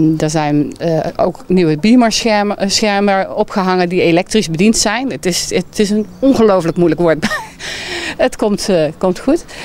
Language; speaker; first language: Dutch; native; Dutch